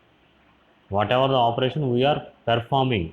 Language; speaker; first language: English; non-native, local second language; Telugu